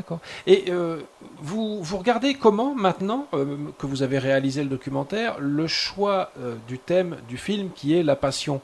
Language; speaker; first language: French; native; French